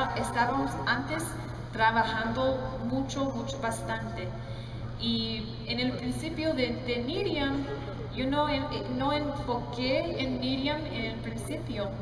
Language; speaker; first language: Spanish; non-native, learner; English